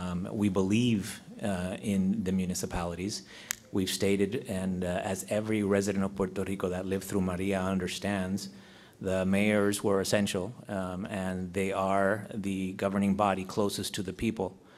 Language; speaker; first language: English; non-native, local second language; Spanish